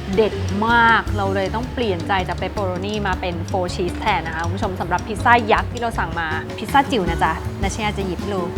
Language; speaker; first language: Thai; native; Thai